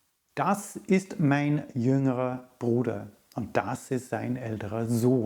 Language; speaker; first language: German; non-native, fluent; English